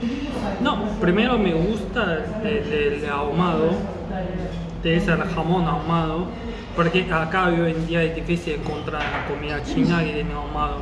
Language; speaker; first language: Spanish; non-native, learner; Chinese